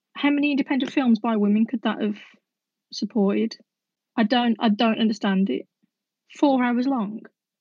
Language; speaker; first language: English; native; English